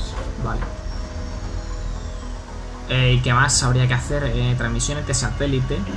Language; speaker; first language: Spanish; native; Spanish